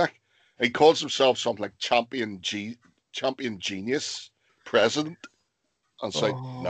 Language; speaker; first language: English; native; English